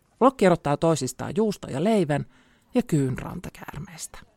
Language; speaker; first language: Finnish; native; Finnish